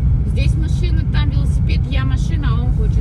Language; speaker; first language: Russian; native; Russian